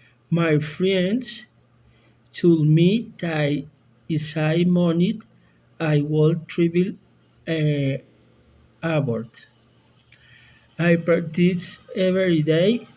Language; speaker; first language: English; non-native, learner; Spanish